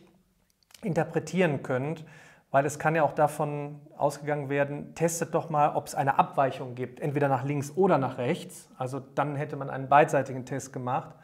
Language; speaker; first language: German; native; German